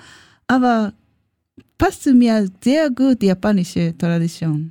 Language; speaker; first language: German; non-native, learner; Japanese